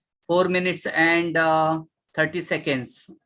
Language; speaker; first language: English; non-native, local second language; Marathi